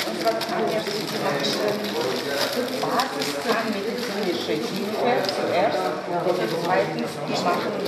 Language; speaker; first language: German; non-native, learner; Mongolian